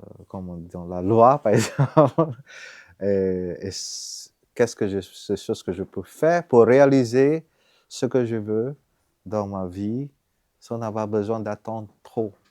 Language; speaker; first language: French; non-native, fluent; Vietnamese